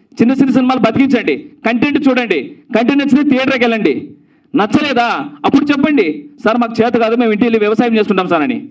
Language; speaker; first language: Telugu; native; Telugu